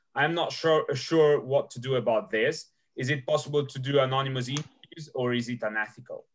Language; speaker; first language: English; non-native, fluent; Italian